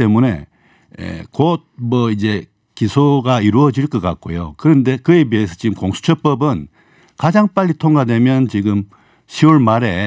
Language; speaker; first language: Korean; native; Korean